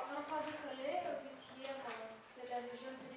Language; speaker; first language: French; non-native, learner; Ukrainian